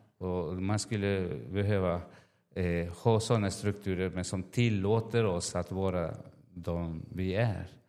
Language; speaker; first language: Swedish; non-native, fluent; Spanish